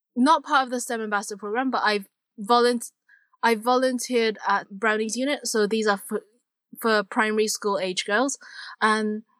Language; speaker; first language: English; non-native, local second language; Cantonese